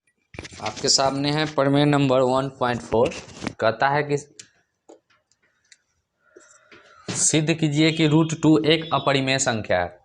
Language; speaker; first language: Hindi; native; Hindi